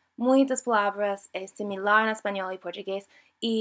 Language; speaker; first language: Portuguese; non-native, learner; English